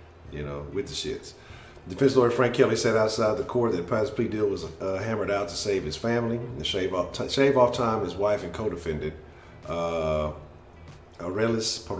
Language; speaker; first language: English; native; English